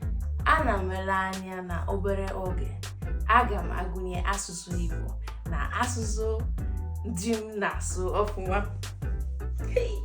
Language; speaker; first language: Igbo; non-native, learner; Polish